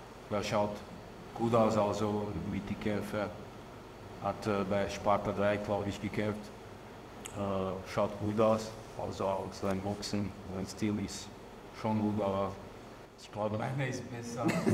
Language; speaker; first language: German; non-native, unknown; Slovak